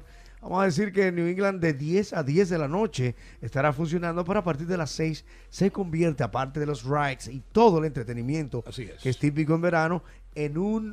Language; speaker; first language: Spanish; native; Spanish